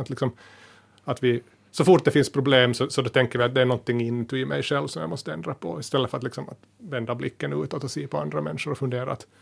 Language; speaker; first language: Swedish; native; Swedish